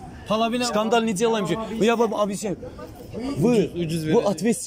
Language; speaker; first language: Russian; non-native, learner; Azerbaijani